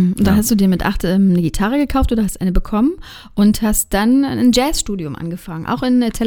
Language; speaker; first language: German; native; German